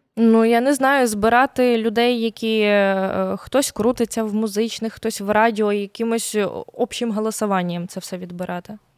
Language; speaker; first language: Ukrainian; native; Ukrainian